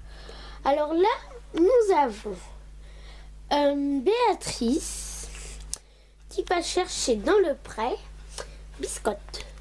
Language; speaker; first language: French; native; French